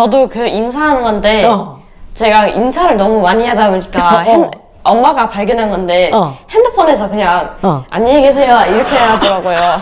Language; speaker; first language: Korean; early bilingual, other home language; English